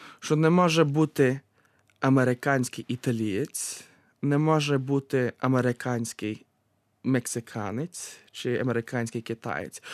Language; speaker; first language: Ukrainian; early bilingual, heritage; Ukrainian